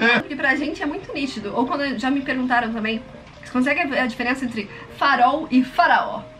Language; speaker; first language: Portuguese; native; Portuguese